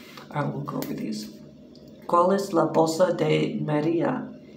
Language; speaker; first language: Spanish; non-native, learner; English